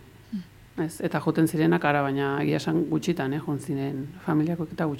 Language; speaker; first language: Basque; early bilingual, heritage; Spanish